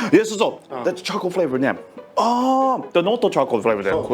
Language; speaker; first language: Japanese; non-native, learner; English